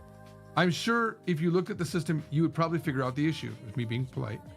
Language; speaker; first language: English; native; English